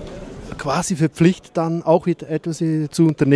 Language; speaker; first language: German; native; German